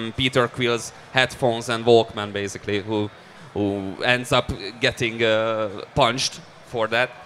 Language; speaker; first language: English; early bilingual, other home language; Hungarian